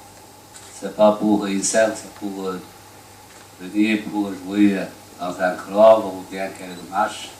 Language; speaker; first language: French; non-native, learner; Chinese